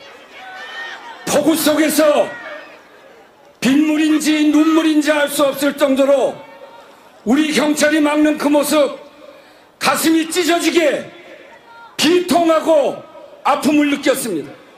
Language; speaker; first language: Korean; native; Korean